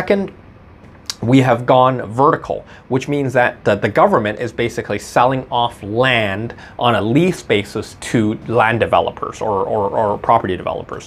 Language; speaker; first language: English; non-native, local second language; Cantonese